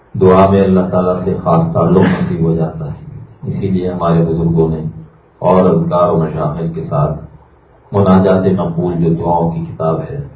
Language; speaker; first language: Urdu; native; Urdu